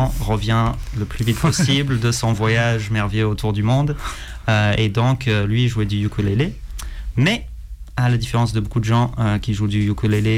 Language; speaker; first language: French; non-native, fluent; English